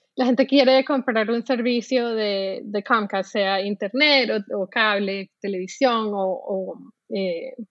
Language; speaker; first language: Spanish; native; Spanish